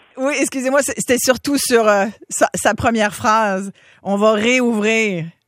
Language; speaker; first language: French; native; French